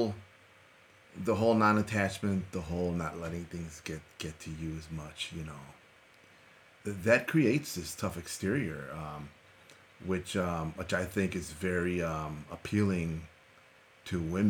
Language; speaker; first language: English; early bilingual, other home language; Spanish